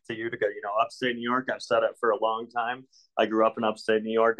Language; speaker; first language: English; native; English